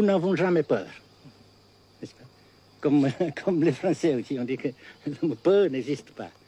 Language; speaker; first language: French; non-native, fluent; Vietnamese